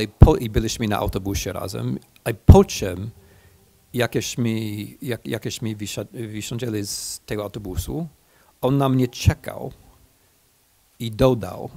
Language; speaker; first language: Polish; non-native, fluent; English